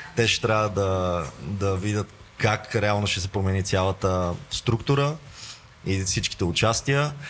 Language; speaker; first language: Bulgarian; native; Bulgarian